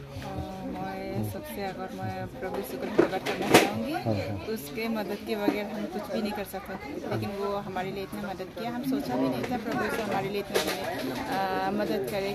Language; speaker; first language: Hindi; non-native, local second language; Garo